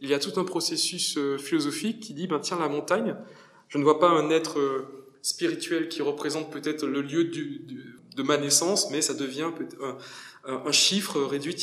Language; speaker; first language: French; native; French